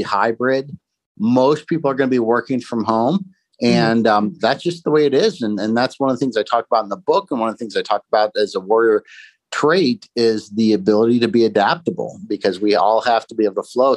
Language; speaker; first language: English; native; English